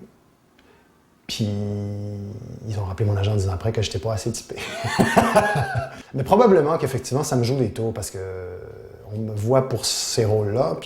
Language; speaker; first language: French; native; French